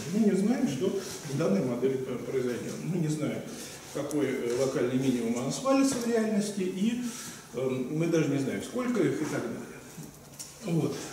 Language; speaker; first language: Russian; native; Russian